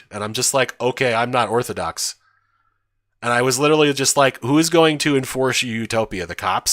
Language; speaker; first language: English; native; English